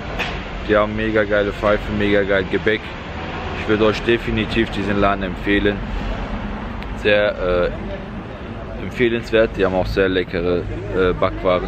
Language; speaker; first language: German; early bilingual, other home language; Turkish